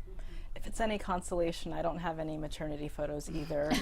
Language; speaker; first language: English; native; English